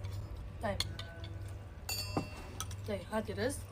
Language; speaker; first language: Arabic; native; Arabic